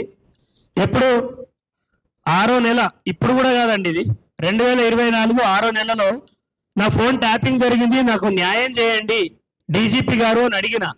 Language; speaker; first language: Telugu; native; Telugu